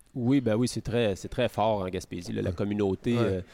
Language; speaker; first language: French; native; French